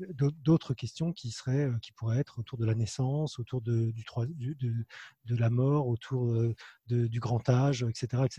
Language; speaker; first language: French; native; French